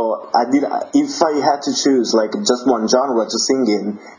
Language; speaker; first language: English; non-native, fluent; Italian